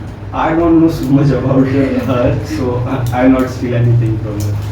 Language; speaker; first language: English; non-native, learner; Hindi